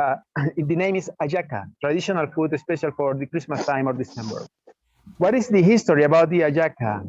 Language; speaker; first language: English; non-native, learner; Spanish